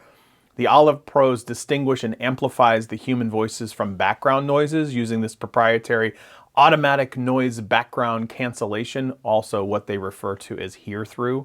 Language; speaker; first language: English; native; English